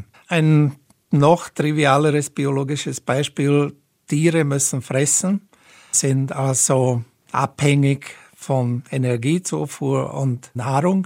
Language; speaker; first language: German; native; German